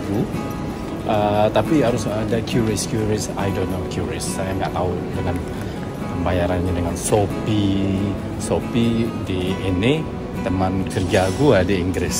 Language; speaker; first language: Indonesian; native; Indonesian